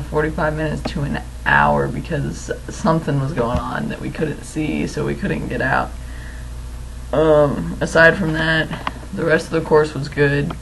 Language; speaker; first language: English; native; English